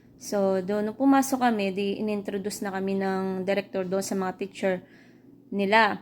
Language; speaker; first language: Filipino; native; Filipino